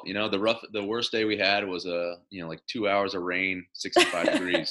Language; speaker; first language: English; native; English